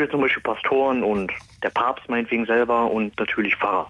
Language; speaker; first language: German; native; German